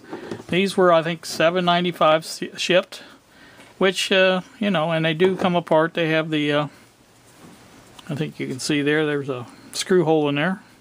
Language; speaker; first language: English; native; English